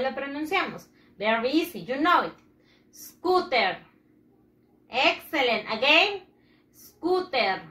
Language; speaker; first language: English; non-native, fluent; Spanish